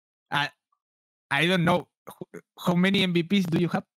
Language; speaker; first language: English; non-native, learner; Spanish